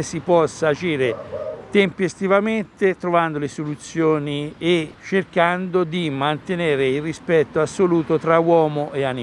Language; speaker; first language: Italian; native; Italian